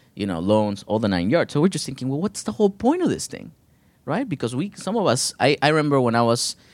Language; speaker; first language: English; early bilingual, other home language; Spanish